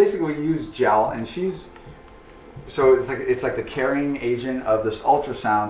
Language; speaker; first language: English; native; English